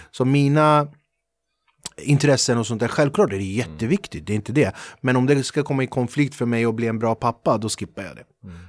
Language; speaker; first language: Swedish; early bilingual, other home language; Kurdish